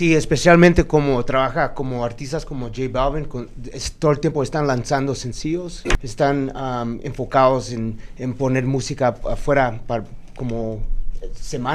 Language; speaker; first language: Spanish; early bilingual, heritage; English